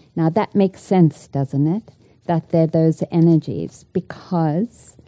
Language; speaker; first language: English; native; English